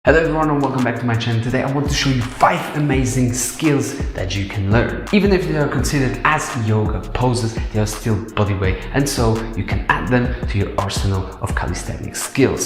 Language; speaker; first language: English; non-native, fluent; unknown